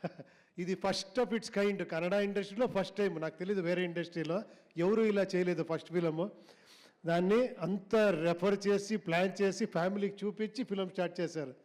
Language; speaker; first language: Telugu; non-native, local second language; Kannada